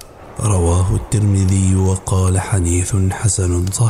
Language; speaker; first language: Arabic; native; Arabic